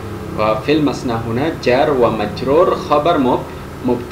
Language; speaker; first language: Arabic; non-native, fluent; Indonesian